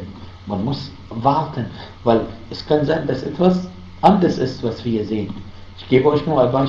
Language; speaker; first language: German; non-native, fluent; Arabic